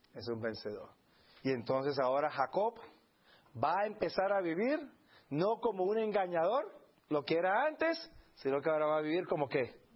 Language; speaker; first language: Spanish; native; Spanish